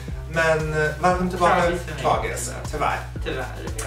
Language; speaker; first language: Swedish; non-native, fluent; English